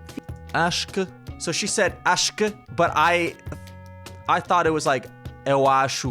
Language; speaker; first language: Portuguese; non-native, learner; English